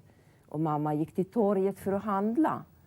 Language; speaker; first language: Swedish; non-native, fluent; Hungarian